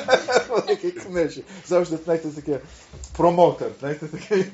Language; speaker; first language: Ukrainian; early bilingual, heritage; Ukrainian